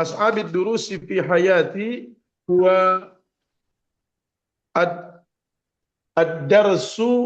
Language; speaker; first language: Arabic; non-native, learner; Indonesian